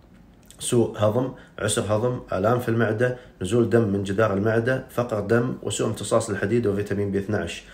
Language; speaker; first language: Arabic; native; Arabic